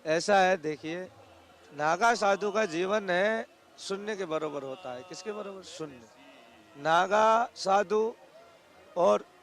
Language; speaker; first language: Hindi; non-native, local second language; Gujarati